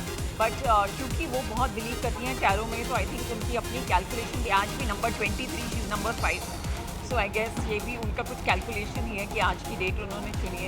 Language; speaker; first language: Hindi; native; Hindi